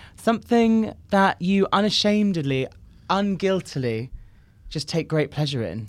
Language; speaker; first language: English; native; English